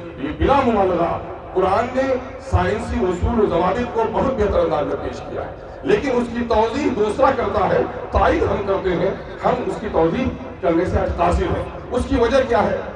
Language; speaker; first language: Urdu; non-native, local second language; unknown